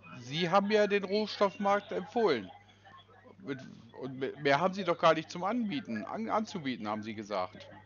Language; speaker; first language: German; native; German